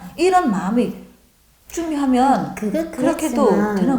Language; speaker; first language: Korean; non-native, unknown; Vietnamese